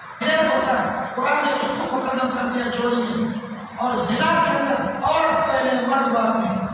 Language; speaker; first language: Urdu; non-native, local second language; Baluchi